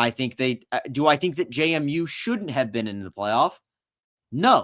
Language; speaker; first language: English; native; English